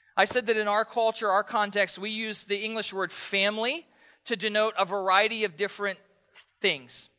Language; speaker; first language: English; native; English